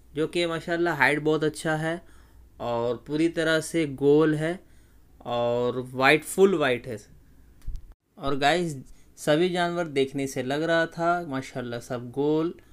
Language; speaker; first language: Hindi; native; Hindi